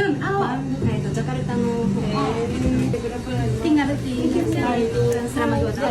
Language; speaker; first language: Indonesian; non-native, learner; Japanese